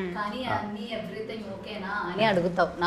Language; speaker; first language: Telugu; non-native, learner; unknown